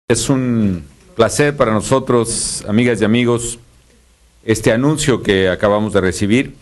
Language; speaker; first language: Spanish; native; Spanish